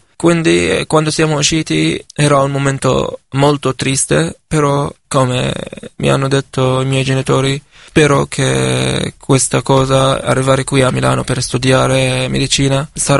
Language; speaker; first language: Italian; non-native, fluent; Arabic